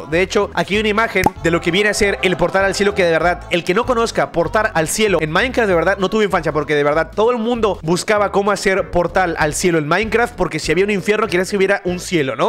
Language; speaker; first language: Spanish; native; Spanish